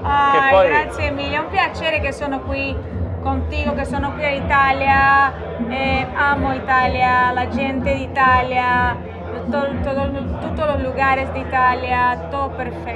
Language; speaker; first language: Italian; non-native, learner; Portuguese